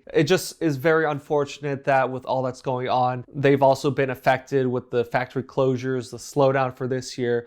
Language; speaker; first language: English; native; English